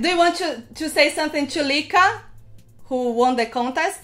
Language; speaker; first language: English; non-native, fluent; Portuguese